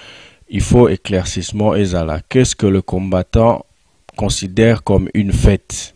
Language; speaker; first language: French; non-native, local second language; Lingala